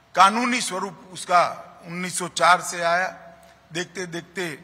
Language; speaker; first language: Hindi; non-native, local second language; Gujarati